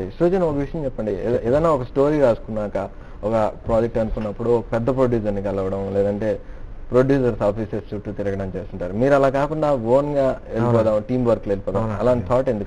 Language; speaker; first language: Telugu; native; Telugu